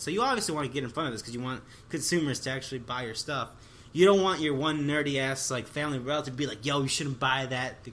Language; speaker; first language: English; native; English